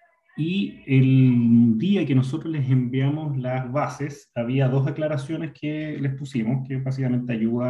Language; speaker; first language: Spanish; native; Spanish